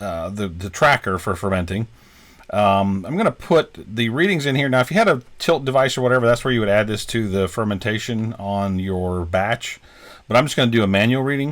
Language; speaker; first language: English; native; English